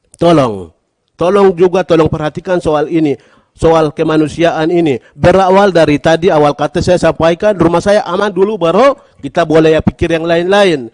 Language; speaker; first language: Indonesian; native; Indonesian